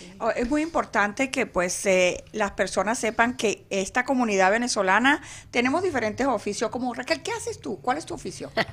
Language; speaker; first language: Spanish; native; Spanish